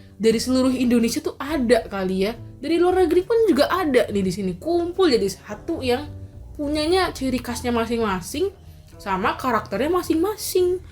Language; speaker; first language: Indonesian; native; Indonesian